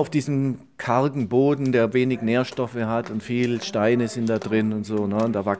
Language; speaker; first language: German; native; German